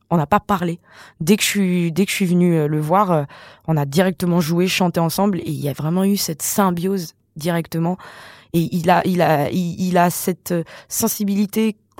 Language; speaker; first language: French; non-native, local second language; Malagasy